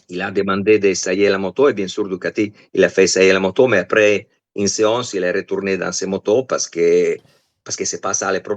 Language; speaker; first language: French; non-native, fluent; Italian